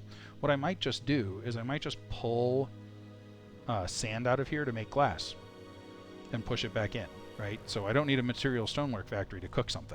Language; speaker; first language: English; native; English